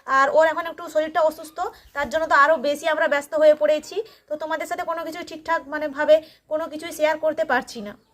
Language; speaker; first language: Bangla; non-native, local second language; Santali